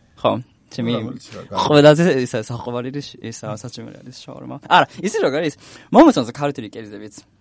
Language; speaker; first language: Georgian; non-native, learner; Japanese